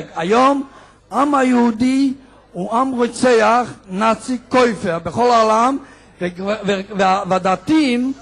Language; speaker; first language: Hebrew; non-native, fluent; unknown